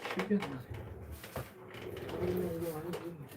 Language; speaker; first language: Korean; native; Korean